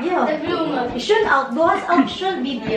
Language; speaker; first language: German; non-native, learner; Filipino